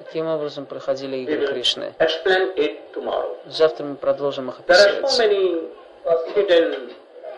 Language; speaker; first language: Russian; non-native, fluent; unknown